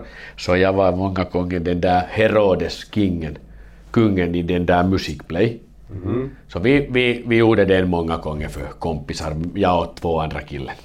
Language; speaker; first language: Swedish; non-native, fluent; Finnish